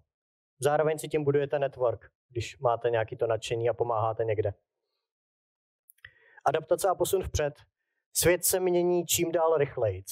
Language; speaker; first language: Czech; native; Czech